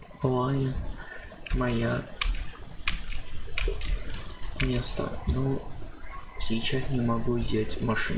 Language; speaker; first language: Russian; non-native, learner; Armenian